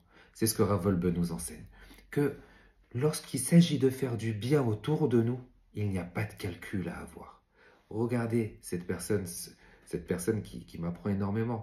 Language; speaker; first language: French; native; French